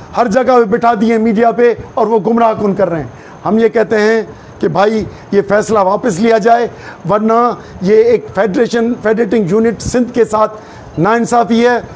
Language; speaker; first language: Urdu; non-native, local second language; Sindhi